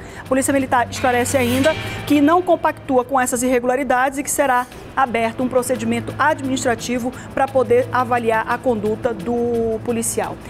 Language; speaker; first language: Portuguese; native; Portuguese